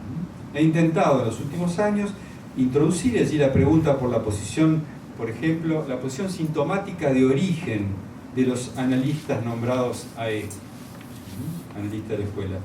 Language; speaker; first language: Spanish; native; Spanish